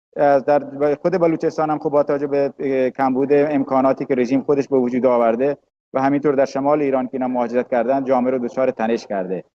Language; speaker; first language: Persian; non-native, local second language; Baluchi